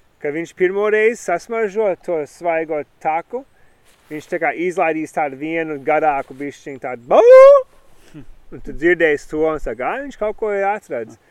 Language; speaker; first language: Latvian; early bilingual, heritage; Latvian